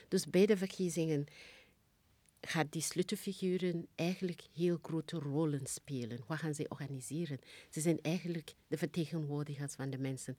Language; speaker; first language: Dutch; non-native, fluent; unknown